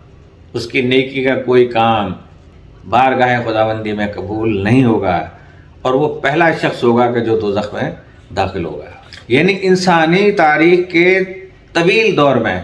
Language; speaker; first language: Urdu; native; Urdu